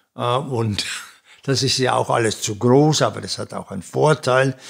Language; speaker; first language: German; native; German